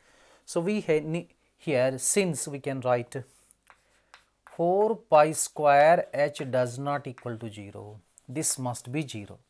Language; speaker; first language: English; non-native, local second language; Telugu